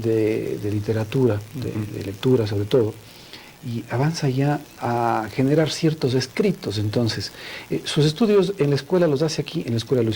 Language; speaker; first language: Spanish; native; Spanish